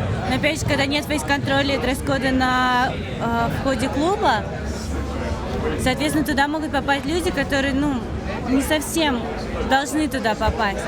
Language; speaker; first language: Russian; native; Russian